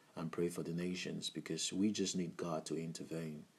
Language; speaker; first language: English; non-native, local second language; Igbo